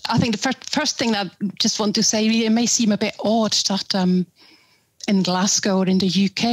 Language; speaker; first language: English; non-native, fluent; German